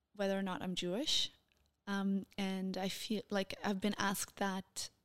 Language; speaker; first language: English; non-native, fluent; Portuguese